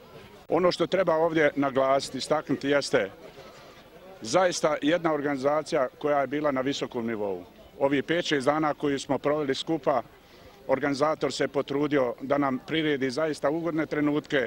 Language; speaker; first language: Bosnian; native; Bosnian